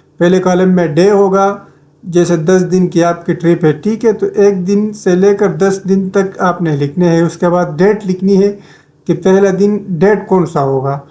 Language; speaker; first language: Urdu; native; Urdu